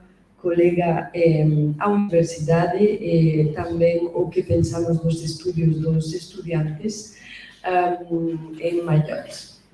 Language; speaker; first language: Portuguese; non-native, learner; Spanish